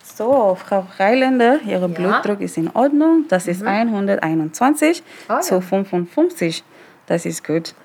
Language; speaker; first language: German; non-native, fluent; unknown